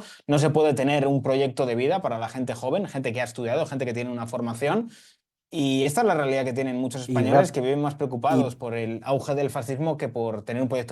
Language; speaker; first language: Spanish; native; Spanish